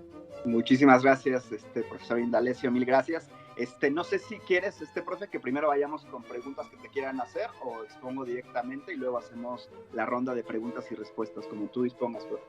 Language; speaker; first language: Spanish; native; Spanish